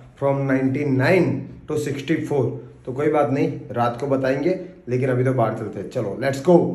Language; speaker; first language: Hindi; non-native, local second language; Gujarati